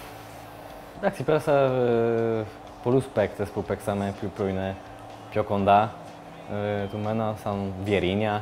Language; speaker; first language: Greek; non-native, learner; Polish